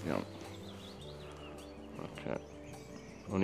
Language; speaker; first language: Welsh; native; Welsh